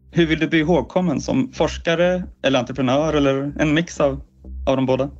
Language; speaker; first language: Swedish; native; Swedish